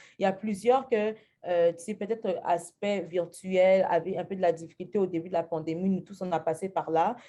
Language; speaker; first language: French; early bilingual, other home language; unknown